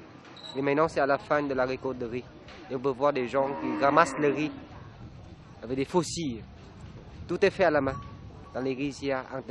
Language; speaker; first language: French; non-native, fluent; Vietnamese